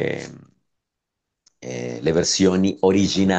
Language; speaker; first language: Italian; non-native, fluent; Spanish